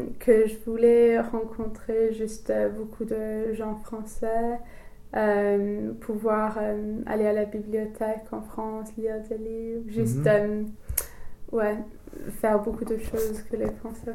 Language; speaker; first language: French; non-native, learner; English